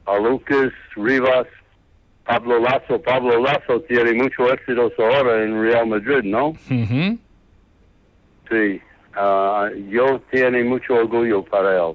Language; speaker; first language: Spanish; non-native, learner; English